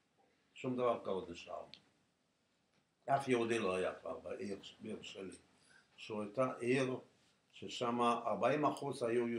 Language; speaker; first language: Hebrew; non-native, fluent; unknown